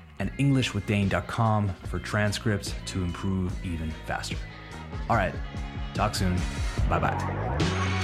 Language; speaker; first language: English; native; English